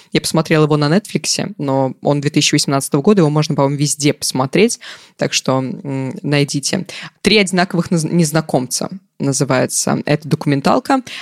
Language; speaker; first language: Russian; native; Russian